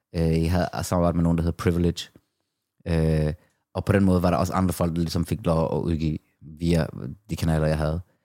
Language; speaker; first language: Danish; early bilingual, other home language; Persian